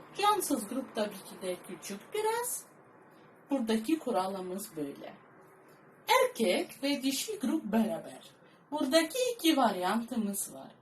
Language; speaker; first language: Turkish; non-native, fluent; Russian